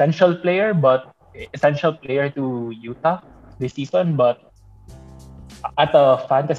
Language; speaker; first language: English; non-native, local second language; Bikol